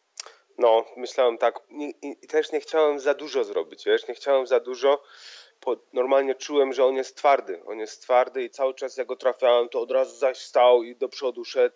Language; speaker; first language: Polish; early bilingual, heritage; Polish